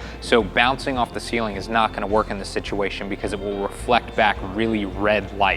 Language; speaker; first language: English; native; English